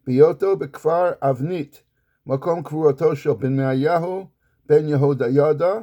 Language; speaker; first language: Hebrew; non-native, fluent; English